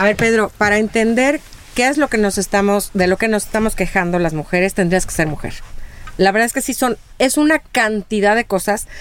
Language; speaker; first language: Spanish; native; Spanish